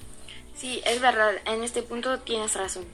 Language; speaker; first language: Spanish; non-native, fluent; French